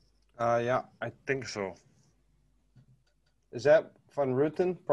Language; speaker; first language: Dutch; non-native, learner; English